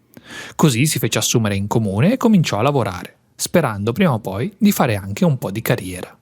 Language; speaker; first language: Italian; native; Italian